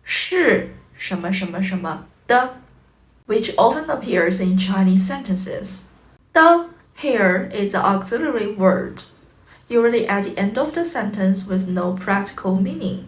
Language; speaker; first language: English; non-native, fluent; Chinese